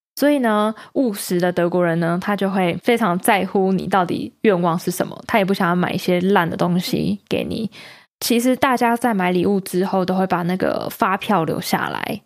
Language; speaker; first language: Chinese; native; Chinese